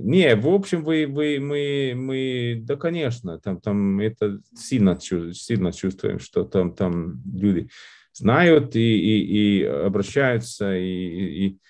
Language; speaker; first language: Russian; non-native, fluent; Lithuanian